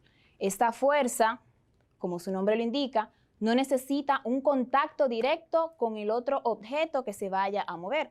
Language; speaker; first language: Spanish; native; Spanish